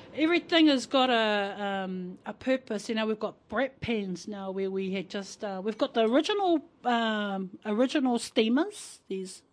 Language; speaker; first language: English; native; English